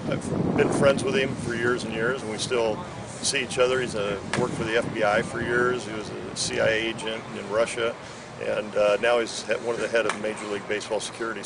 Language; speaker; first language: English; native; English